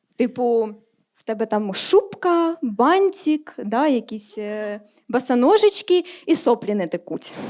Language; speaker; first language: Ukrainian; native; Ukrainian